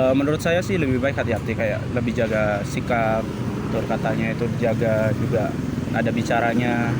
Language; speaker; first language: Indonesian; non-native, local second language; Madurese